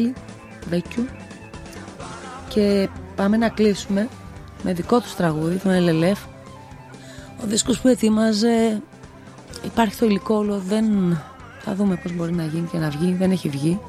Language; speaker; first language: Greek; native; Greek